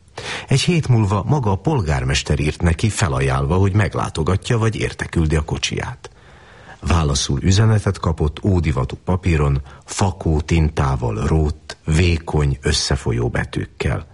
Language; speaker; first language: Hungarian; native; Hungarian